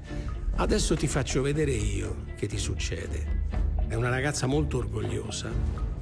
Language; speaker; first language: Italian; native; Italian